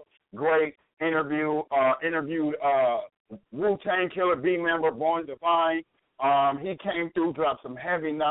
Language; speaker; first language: English; native; English